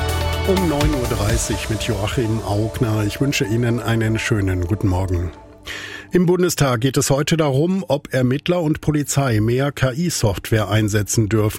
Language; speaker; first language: German; native; German